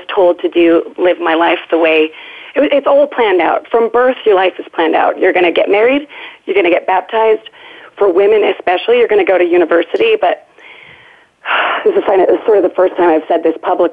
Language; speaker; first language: English; native; English